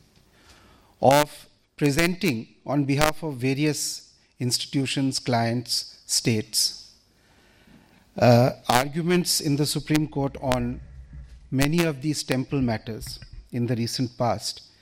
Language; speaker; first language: English; non-native, local second language; Bangla